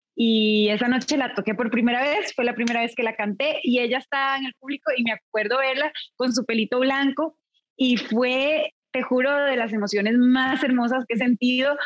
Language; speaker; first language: Spanish; native; Spanish